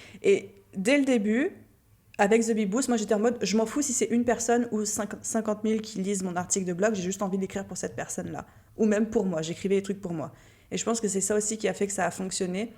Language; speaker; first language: French; native; French